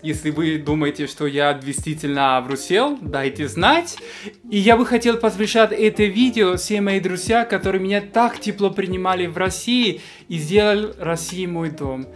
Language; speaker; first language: Russian; non-native, fluent; Spanish